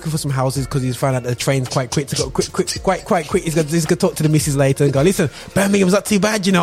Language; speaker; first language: English; native; English